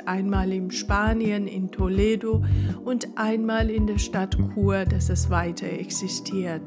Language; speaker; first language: German; non-native, fluent; Persian